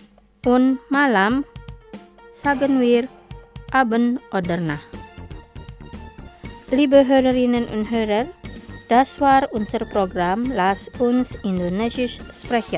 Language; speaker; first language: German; non-native, fluent; Indonesian